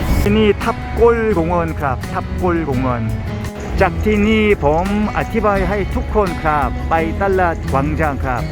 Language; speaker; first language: Thai; non-native, learner; Korean